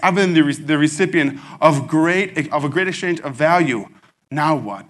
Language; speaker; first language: English; native; English